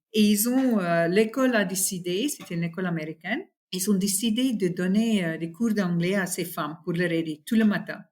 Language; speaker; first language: French; non-native, fluent; Afrikaans